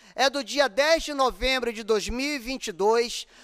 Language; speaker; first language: Portuguese; native; Portuguese